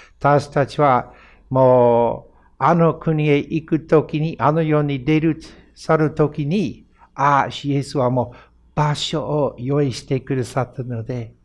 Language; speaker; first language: Japanese; non-native, fluent; English